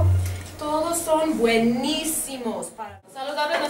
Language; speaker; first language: Spanish; non-native, learner; English